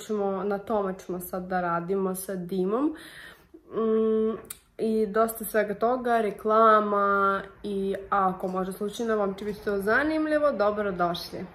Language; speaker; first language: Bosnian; non-native, learner; Russian